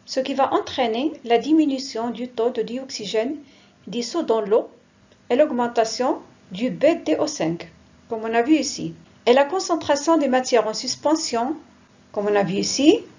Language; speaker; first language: French; non-native, local second language; Arabic